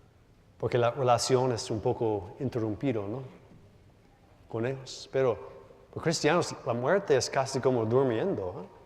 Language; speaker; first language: Spanish; non-native, learner; English